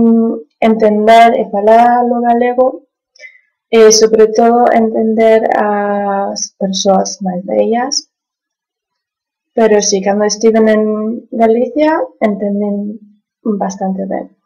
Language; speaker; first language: Galician; non-native, learner; German